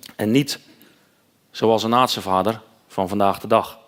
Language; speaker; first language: Dutch; native; Dutch